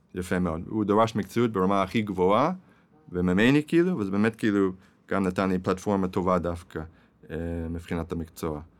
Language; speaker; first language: Hebrew; non-native, fluent; English